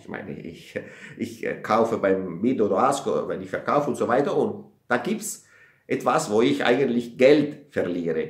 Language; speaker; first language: German; non-native, fluent; Italian